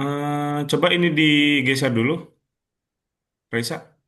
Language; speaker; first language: Indonesian; native; Indonesian